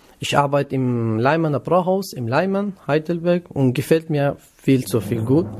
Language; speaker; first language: German; non-native, learner; Kurdish